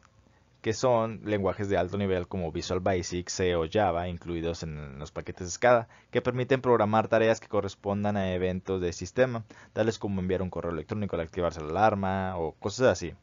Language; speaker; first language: Spanish; native; Spanish